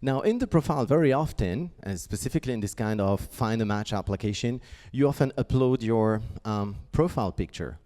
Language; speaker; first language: English; non-native, fluent; French